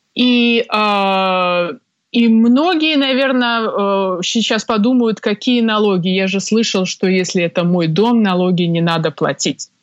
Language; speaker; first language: Russian; native; Russian